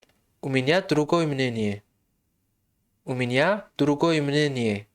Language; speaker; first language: Russian; non-native, local second language; Tajik